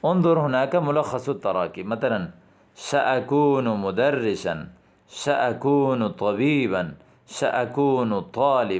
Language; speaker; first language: Arabic; non-native, fluent; Urdu